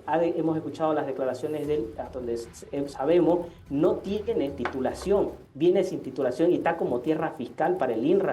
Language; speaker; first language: Spanish; native; Spanish